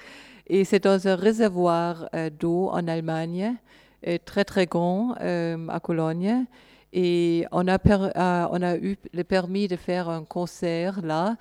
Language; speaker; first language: French; non-native, fluent; German